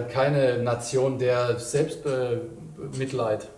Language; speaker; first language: German; native; German